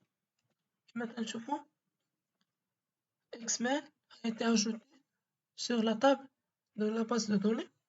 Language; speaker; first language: French; non-native, local second language; Arabic